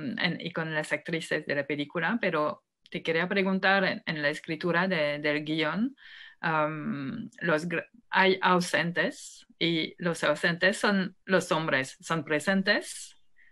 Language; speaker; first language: Spanish; non-native, fluent; French